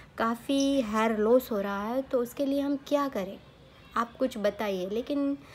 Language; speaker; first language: Hindi; non-native, local second language; Gujarati